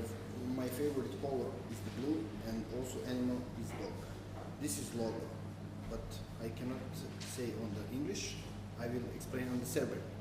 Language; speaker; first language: English; non-native, learner; Serbian